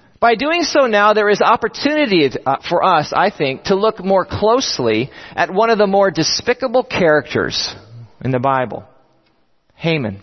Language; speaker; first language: English; native; English